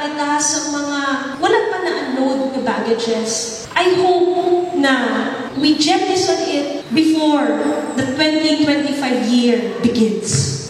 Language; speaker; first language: Cebuano; non-native, local second language; Hiligaynon